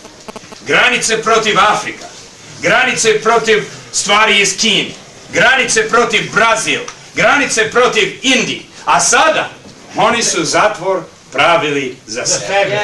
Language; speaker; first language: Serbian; early bilingual, heritage; Serbian